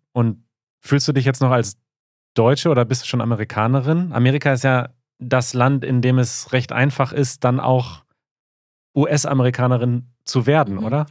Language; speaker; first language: German; native; German